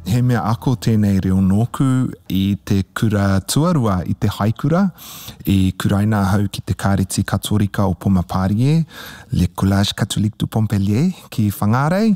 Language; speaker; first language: Māori; non-native, local second language; English